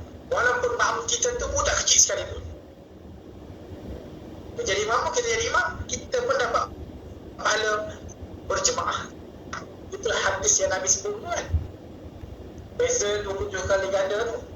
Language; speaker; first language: Malay; native; Malay